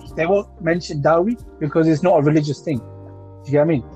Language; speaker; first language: English; native; English